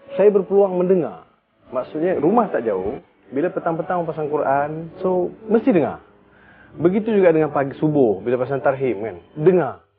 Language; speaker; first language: Malay; early bilingual, other home language; Tamil